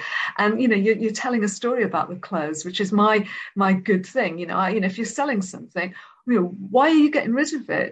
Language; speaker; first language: English; native; English